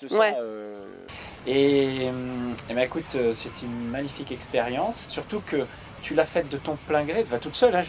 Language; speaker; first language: French; native; French